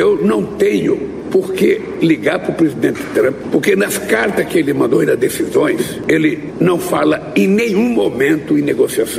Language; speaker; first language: Portuguese; native; Portuguese